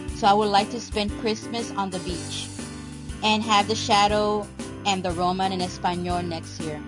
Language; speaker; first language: English; non-native, local second language; Spanish